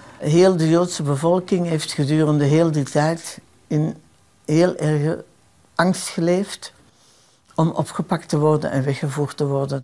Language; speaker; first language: Dutch; early bilingual, other home language; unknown